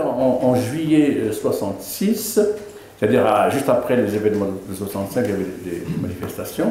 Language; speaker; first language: French; non-native, local second language; Arabic